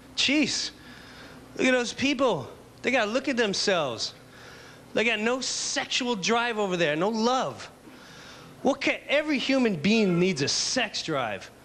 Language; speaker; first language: English; native; English